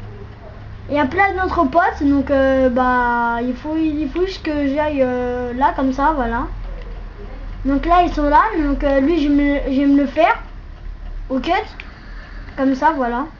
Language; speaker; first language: French; native; French